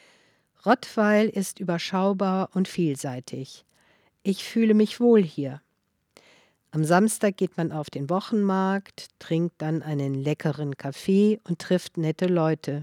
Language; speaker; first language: German; non-native, fluent; Dutch